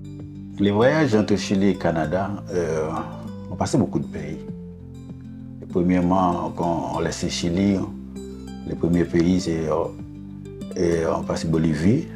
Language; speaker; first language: French; non-native, learner; Haitian Creole